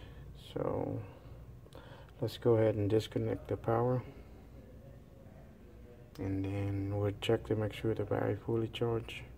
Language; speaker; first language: English; non-native, fluent; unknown